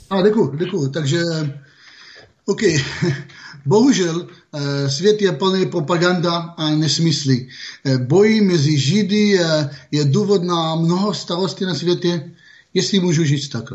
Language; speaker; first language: Czech; non-native, fluent; Hebrew